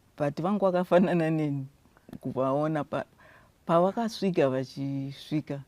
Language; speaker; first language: Shona; non-native, local second language; North Ndebele